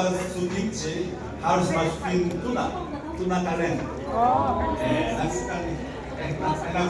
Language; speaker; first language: Indonesian; non-native, learner; Korean